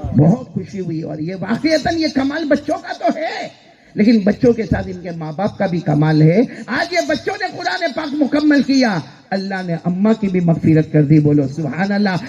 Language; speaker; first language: Urdu; non-native, local second language; Gujarati